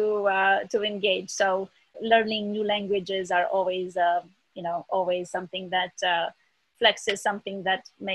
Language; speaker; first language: English; early bilingual, other home language; Romanian